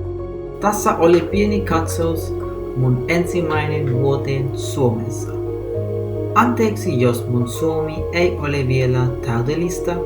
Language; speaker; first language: Finnish; non-native, learner; Sinhala